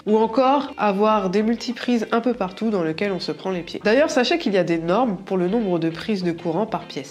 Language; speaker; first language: French; native; French